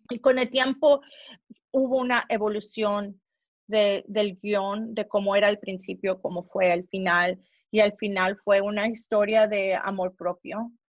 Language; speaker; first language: Spanish; early bilingual, heritage; Spanish